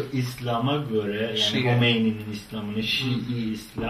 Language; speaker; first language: Turkish; non-native, fluent; Persian